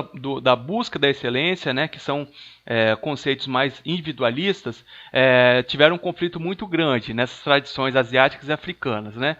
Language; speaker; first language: Portuguese; native; Portuguese